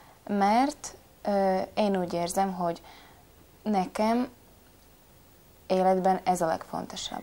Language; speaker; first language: Hungarian; non-native, fluent; Latvian